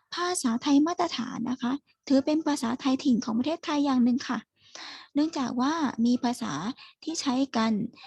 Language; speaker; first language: Thai; native; Thai